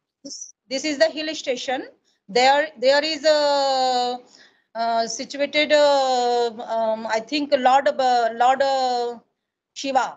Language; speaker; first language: English; non-native, learner; Hindi